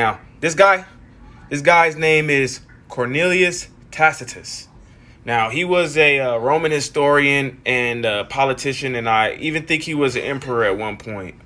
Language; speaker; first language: English; native; English